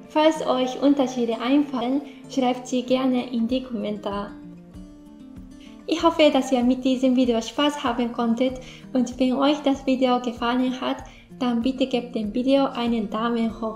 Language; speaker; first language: German; non-native, fluent; Japanese